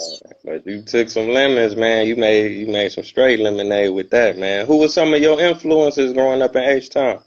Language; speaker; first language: English; native; English